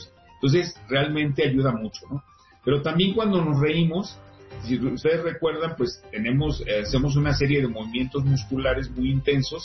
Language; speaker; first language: Spanish; native; Spanish